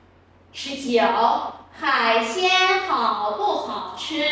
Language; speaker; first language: Chinese; non-native, fluent; Vietnamese